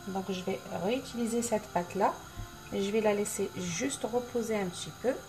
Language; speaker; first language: French; non-native, local second language; Arabic